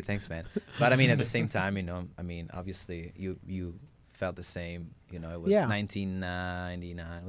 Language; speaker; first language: English; non-native, fluent; Italian